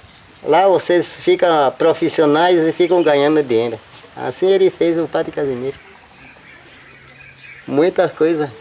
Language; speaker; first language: Portuguese; non-native, local second language; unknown